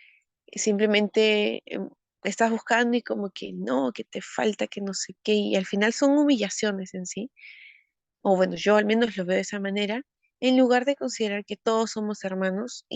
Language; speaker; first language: Spanish; native; Spanish